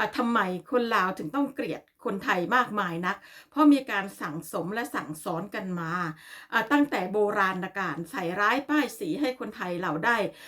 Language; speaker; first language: Thai; native; Thai